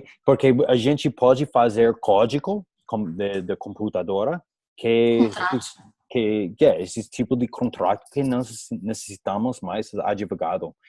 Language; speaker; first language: Portuguese; non-native, learner; English